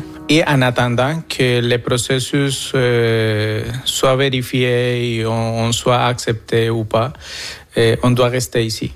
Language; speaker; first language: French; non-native, fluent; Spanish